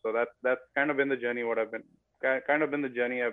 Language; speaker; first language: English; non-native, local second language; Bangla